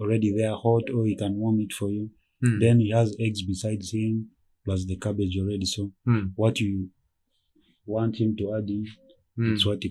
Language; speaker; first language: English; non-native, local second language; Ganda